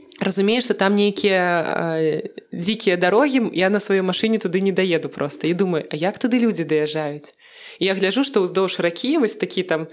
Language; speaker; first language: Belarusian; non-native, local second language; Russian